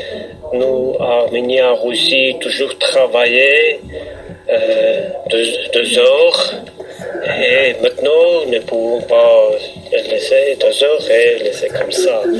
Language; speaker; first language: French; non-native, learner; Armenian